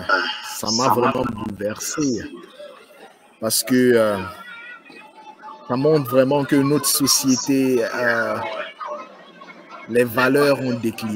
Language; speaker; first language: French; non-native, fluent; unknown